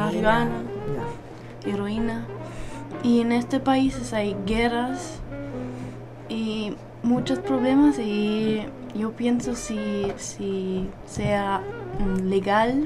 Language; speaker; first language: Spanish; non-native, learner; German